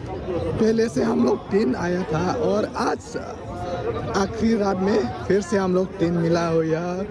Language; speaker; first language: Hindi; non-native, local second language; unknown